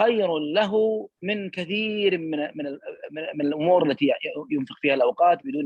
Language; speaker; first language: Arabic; native; Arabic